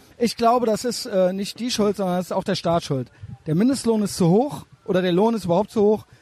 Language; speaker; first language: German; native; German